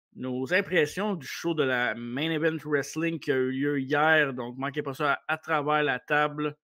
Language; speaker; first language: French; native; French